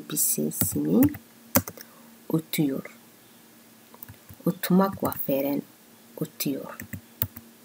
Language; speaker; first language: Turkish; non-native, learner; Somali